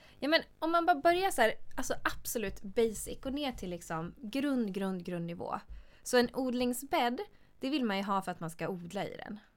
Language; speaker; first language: Swedish; native; Swedish